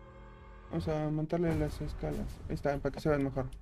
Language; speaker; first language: Spanish; native; Spanish